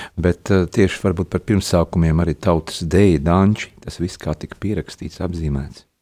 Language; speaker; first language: Latvian; native; Latvian